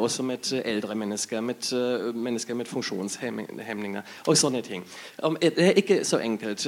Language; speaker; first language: Norwegian; non-native, learner; German